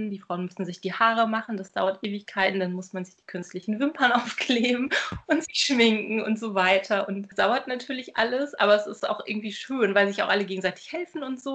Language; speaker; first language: German; native; German